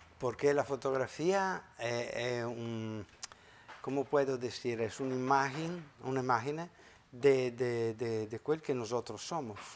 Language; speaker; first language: Spanish; non-native, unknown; Italian